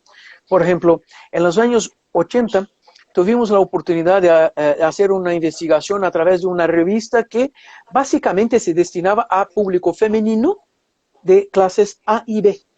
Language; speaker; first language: Spanish; non-native, fluent; Portuguese